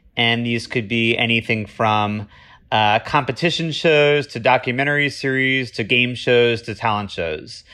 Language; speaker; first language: English; native; English